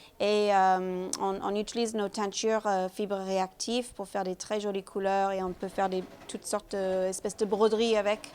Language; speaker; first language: French; non-native, fluent; English